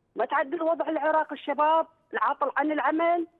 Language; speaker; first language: Arabic; native; Arabic